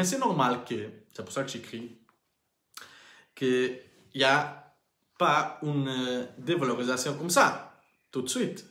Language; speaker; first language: French; non-native, learner; Portuguese